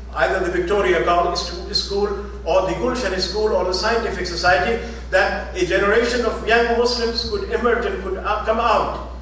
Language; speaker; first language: English; non-native, local second language; Urdu